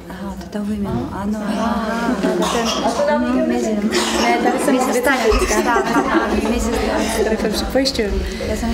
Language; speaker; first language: Czech; non-native, learner; Russian